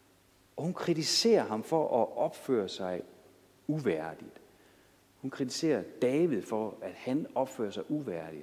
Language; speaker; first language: Danish; native; Danish